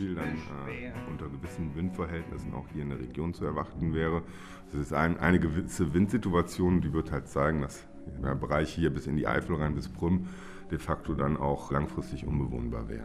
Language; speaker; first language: German; native; German